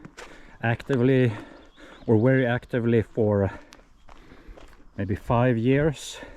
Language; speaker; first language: English; non-native, fluent; Swedish